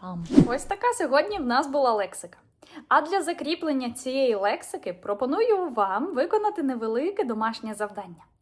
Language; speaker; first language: Ukrainian; native; Ukrainian